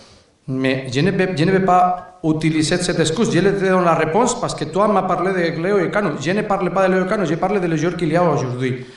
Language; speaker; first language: French; non-native, learner; Spanish